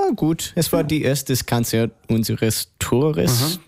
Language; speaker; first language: German; non-native, learner; English